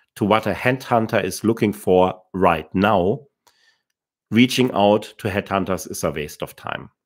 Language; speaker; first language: English; non-native, fluent; German